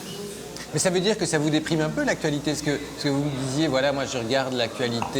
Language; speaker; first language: French; native; French